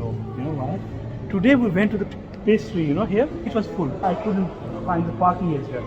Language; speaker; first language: English; non-native, fluent; Urdu